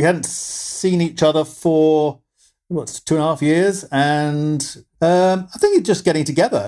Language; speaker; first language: English; native; English